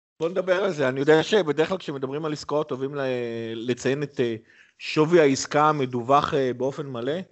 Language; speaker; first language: Hebrew; native; Hebrew